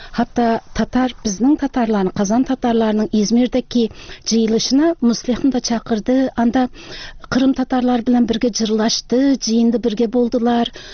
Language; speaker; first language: Tatar; early bilingual, heritage; Tatar